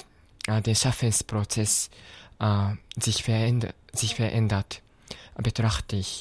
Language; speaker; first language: German; non-native, fluent; Japanese